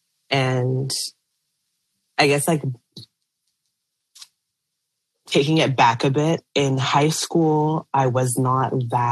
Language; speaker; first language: English; native; English